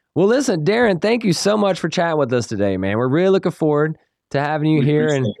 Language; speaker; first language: English; native; English